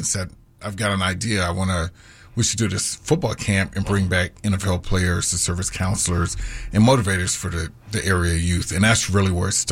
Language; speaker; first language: English; native; English